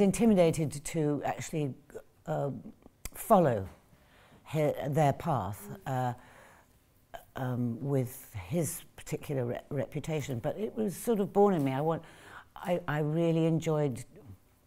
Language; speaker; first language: English; native; English